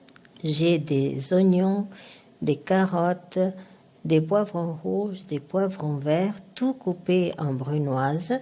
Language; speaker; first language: French; non-native, fluent; Spanish